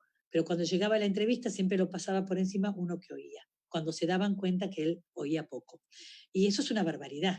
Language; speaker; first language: Spanish; native; Spanish